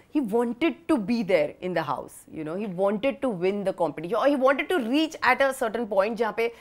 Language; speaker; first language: Hindi; native; Hindi